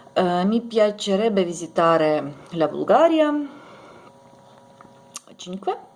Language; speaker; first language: Italian; non-native, learner; Ukrainian